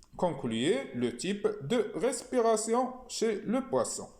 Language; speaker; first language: French; non-native, local second language; Arabic